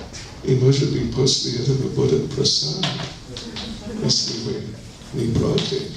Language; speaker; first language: Russian; non-native, learner; English